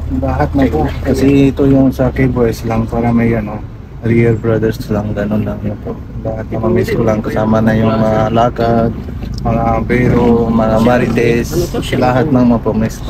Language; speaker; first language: Filipino; non-native, learner; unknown